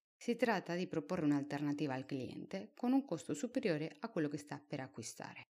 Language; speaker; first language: Italian; non-native, fluent; Spanish